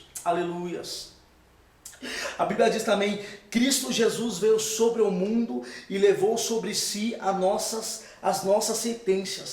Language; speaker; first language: Portuguese; native; Portuguese